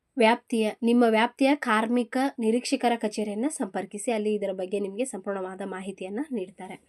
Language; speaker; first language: Kannada; native; Kannada